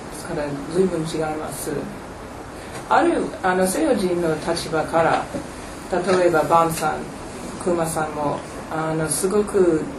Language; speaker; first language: Japanese; non-native, fluent; English